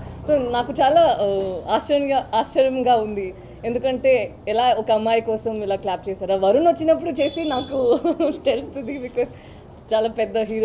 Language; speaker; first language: Telugu; non-native, learner; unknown